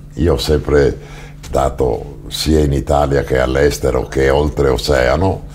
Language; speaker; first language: Italian; native; Italian